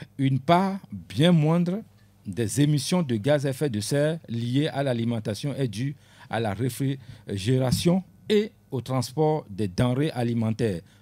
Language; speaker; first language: French; non-native, local second language; Ewe